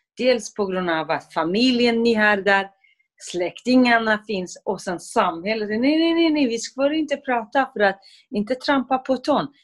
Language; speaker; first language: Swedish; non-native, fluent; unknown